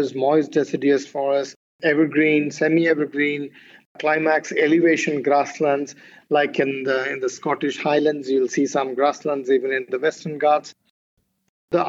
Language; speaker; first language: English; non-native, local second language; Kannada